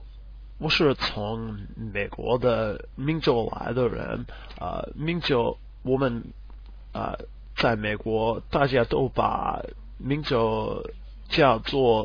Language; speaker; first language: Chinese; non-native, learner; English